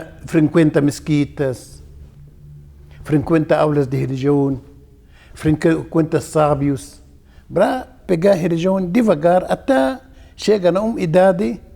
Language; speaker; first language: Portuguese; non-native, learner; Arabic